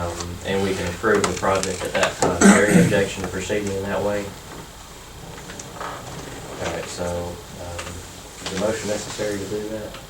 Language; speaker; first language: English; native; English